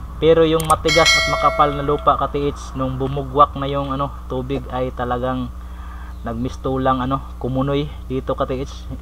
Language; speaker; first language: Filipino; non-native, local second language; Cebuano